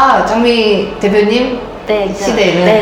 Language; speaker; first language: Korean; native; Korean